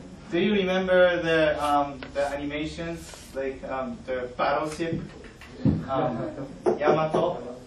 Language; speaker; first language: English; non-native, fluent; Japanese